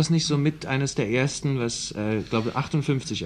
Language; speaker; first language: German; native; German